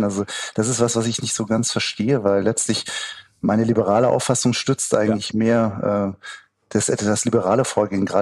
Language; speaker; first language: German; native; German